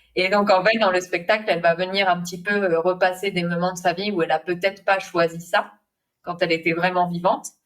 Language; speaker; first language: French; non-native, fluent; Spanish